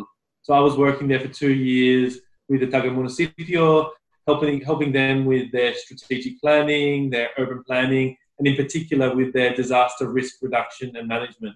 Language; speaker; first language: English; native; English